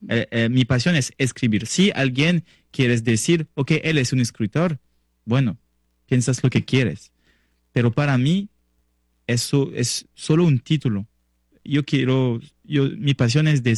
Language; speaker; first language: Spanish; non-native, learner; French